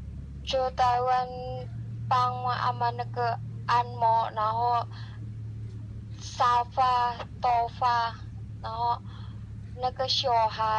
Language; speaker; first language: Chinese; non-native, learner; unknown